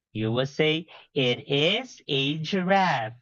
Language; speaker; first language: English; non-native, fluent; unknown